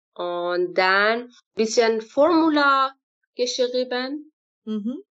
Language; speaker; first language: German; non-native, learner; Persian